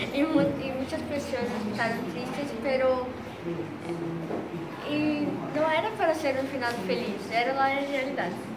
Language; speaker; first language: Spanish; non-native, learner; Portuguese